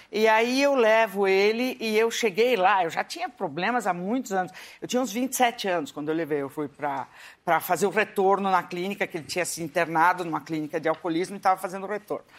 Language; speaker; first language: Portuguese; native; Portuguese